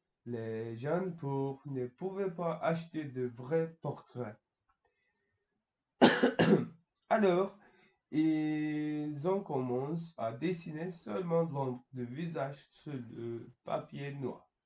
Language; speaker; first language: French; non-native, learner; Turkish